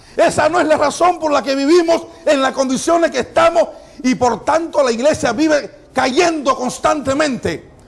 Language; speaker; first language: Spanish; native; Spanish